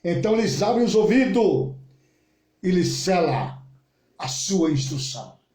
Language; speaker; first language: Portuguese; native; Portuguese